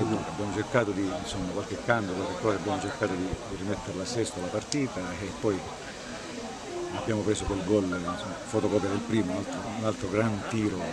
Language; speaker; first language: Italian; native; Italian